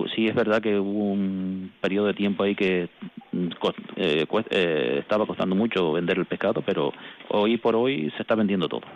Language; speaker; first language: Spanish; native; Spanish